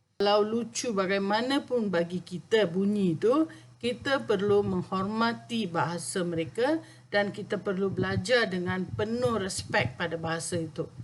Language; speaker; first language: Malay; non-native, local second language; Tamil